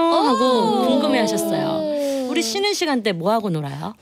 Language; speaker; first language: Korean; native; Korean